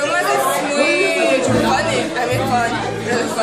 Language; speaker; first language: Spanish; non-native, learner; Korean